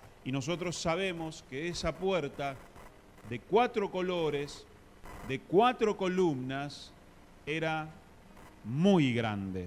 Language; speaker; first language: Spanish; native; Spanish